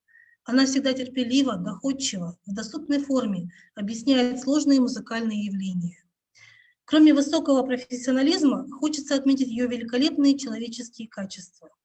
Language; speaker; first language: Russian; native; Russian